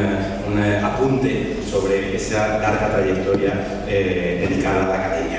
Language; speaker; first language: Spanish; native; Spanish